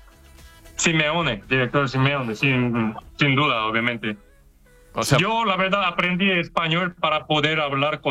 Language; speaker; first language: Spanish; non-native, learner; Korean